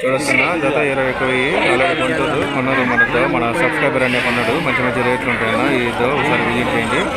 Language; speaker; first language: Telugu; native; Telugu